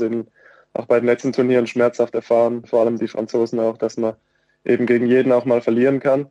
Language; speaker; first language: German; native; German